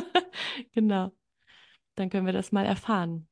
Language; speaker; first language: German; native; German